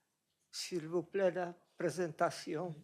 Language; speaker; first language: French; non-native, fluent; Polish